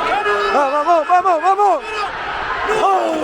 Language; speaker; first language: Spanish; non-native, learner; French